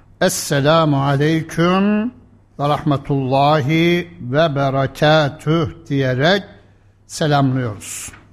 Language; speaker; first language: Turkish; native; Turkish